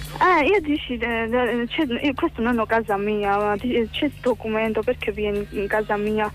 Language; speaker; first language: Italian; non-native, learner; Georgian